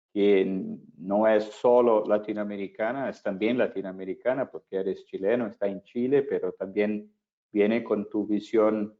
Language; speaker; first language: Spanish; non-native, fluent; Portuguese